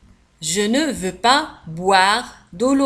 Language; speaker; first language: French; non-native, fluent; Arabic